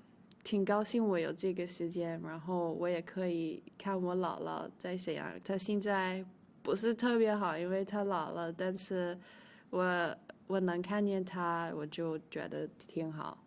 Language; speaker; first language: Chinese; early bilingual, heritage; English